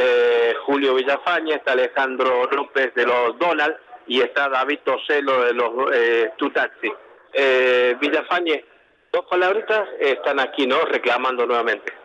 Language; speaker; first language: Spanish; native; Spanish